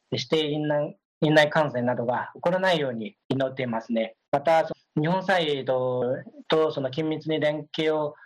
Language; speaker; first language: Japanese; non-native, fluent; Chinese